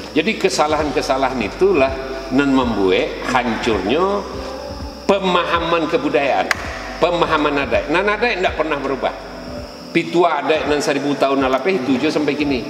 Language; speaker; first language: Malay; non-native, local second language; Minangkabau